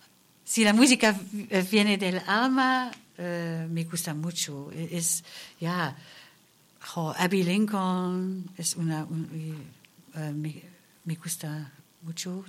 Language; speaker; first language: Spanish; non-native, learner; German